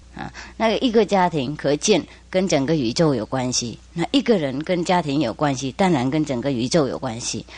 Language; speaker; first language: Chinese; non-native, fluent; Vietnamese